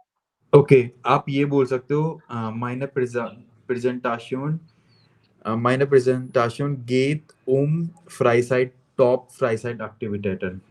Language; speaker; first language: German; non-native, fluent; Hindi